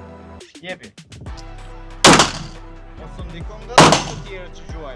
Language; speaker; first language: Albanian; native; Albanian